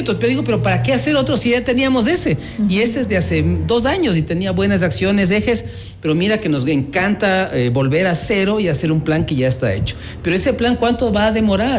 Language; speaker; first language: Spanish; native; Spanish